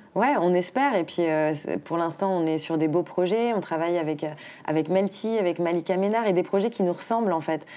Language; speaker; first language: French; native; French